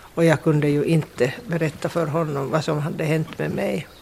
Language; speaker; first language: Swedish; non-native, local second language; Finnish